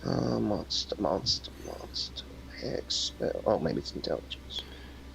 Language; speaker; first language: English; native; English